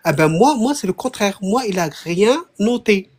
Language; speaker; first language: French; non-native, learner; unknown